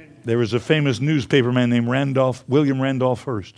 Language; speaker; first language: English; native; English